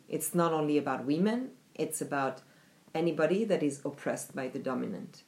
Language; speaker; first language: English; non-native, fluent; French